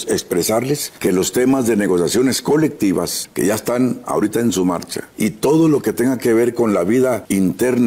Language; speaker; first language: Spanish; native; Spanish